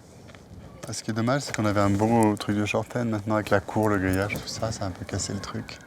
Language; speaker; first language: French; native; French